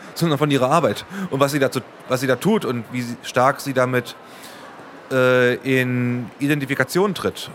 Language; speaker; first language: German; native; German